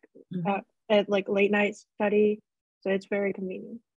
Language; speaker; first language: English; non-native, fluent; Korean